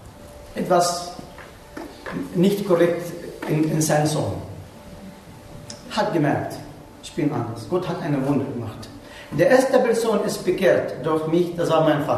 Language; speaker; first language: German; non-native, learner; Arabic